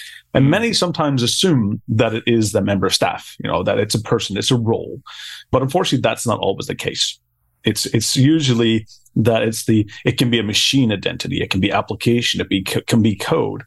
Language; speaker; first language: English; native; English